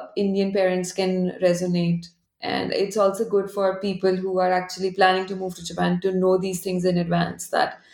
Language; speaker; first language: English; non-native, local second language; Hindi